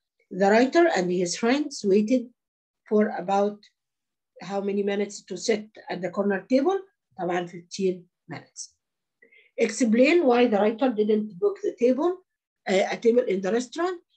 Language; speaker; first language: English; non-native, fluent; Arabic